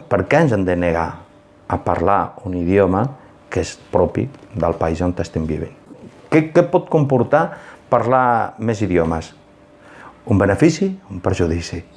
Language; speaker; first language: Catalan; non-native, local second language; Spanish